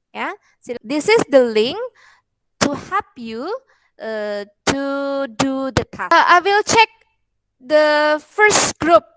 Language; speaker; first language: English; non-native, fluent; Indonesian